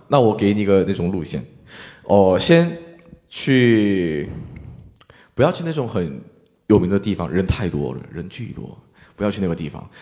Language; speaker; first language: Chinese; non-native, fluent; Korean